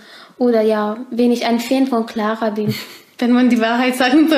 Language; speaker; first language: German; non-native, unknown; Turkish